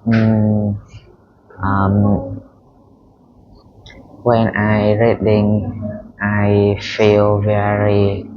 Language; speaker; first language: English; non-native, learner; Vietnamese